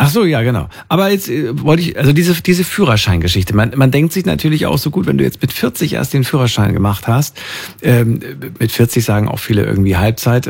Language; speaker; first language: German; native; German